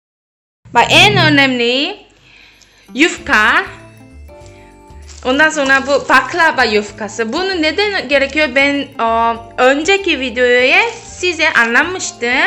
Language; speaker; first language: Turkish; non-native, fluent; Korean